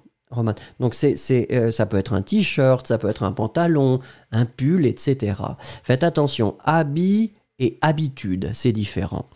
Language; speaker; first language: French; native; French